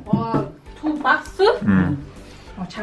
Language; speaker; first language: Korean; non-native, learner; Vietnamese